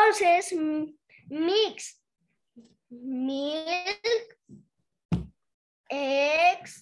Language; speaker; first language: English; non-native, learner; Spanish